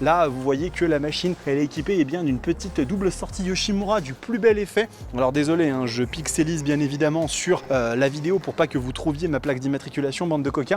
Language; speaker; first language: French; native; French